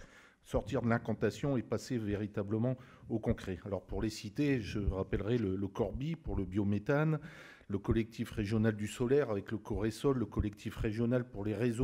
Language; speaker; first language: French; native; French